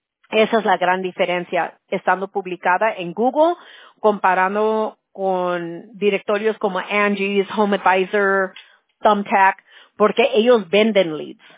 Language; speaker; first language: Spanish; early bilingual, heritage; Spanish